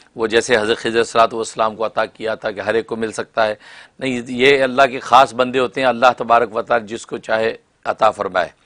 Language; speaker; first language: Urdu; native; Urdu